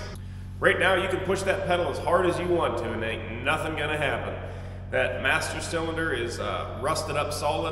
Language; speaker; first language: English; native; English